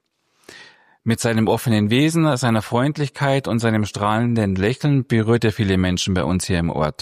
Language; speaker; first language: German; native; German